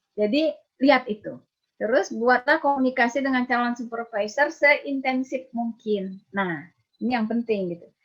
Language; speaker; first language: Indonesian; native; Indonesian